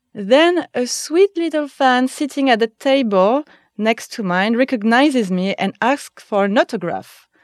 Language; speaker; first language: English; non-native, fluent; French